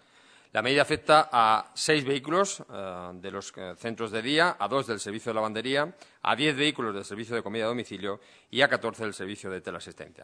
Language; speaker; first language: Spanish; native; Spanish